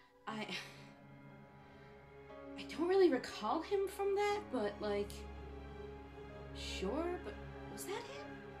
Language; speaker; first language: English; native; English